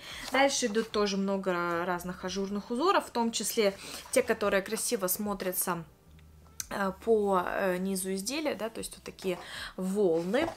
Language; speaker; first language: Russian; native; Russian